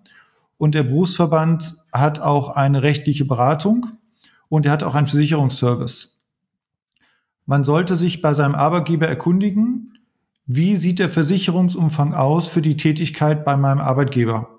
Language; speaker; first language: German; native; German